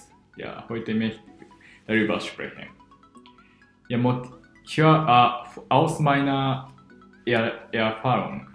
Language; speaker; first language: German; non-native, learner; Japanese